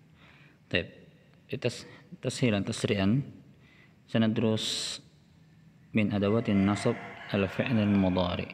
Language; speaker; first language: Arabic; non-native, fluent; Indonesian